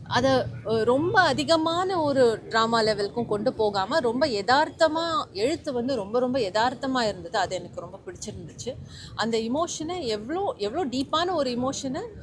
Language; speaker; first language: Tamil; native; Tamil